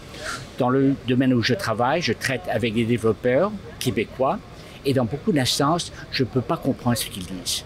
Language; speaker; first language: French; non-native, local second language; English